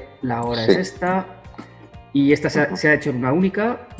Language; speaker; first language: Spanish; native; Spanish